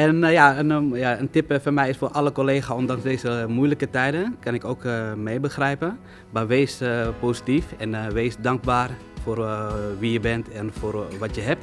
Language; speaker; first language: Dutch; non-native, fluent; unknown